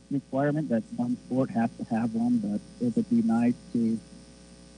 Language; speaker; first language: English; native; English